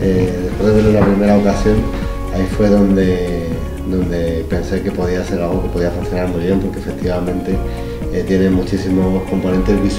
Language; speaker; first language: Spanish; native; Spanish